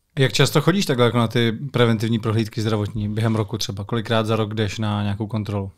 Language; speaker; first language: Czech; native; Czech